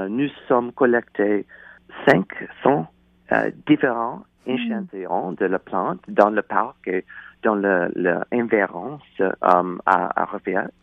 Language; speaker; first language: French; non-native, learner; English